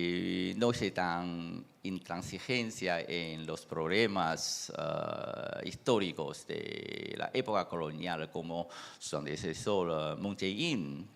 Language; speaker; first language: Spanish; non-native, fluent; Chinese